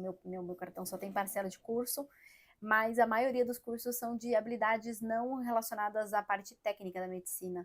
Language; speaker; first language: Portuguese; native; Portuguese